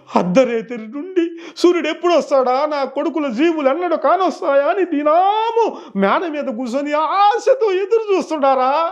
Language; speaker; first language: Telugu; native; Telugu